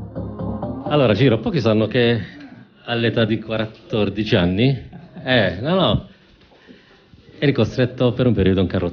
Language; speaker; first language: Italian; non-native, fluent; Maltese